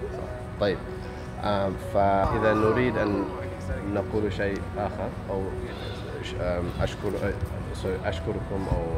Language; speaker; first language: Arabic; non-native, fluent; English